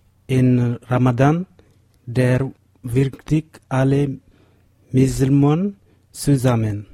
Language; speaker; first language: German; non-native, learner; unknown